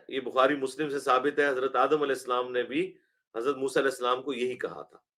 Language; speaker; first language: Urdu; non-native, local second language; Punjabi